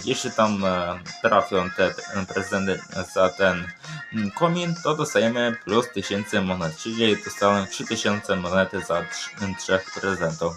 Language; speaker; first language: Polish; early bilingual, other home language; Ukrainian